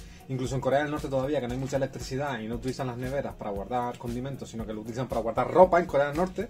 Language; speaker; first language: Spanish; native; Spanish